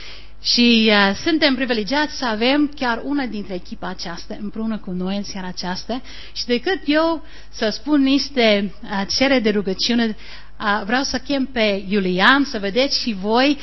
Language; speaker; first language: Romanian; non-native, learner; English